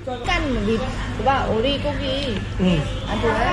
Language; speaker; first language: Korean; non-native, learner; Vietnamese